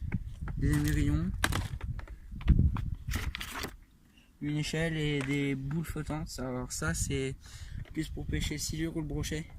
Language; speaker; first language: French; native; French